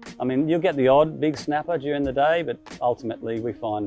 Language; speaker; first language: English; native; English